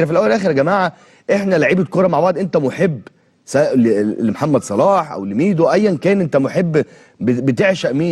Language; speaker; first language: Arabic; native; Arabic